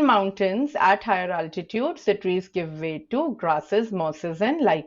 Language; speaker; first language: English; non-native, local second language; Hindi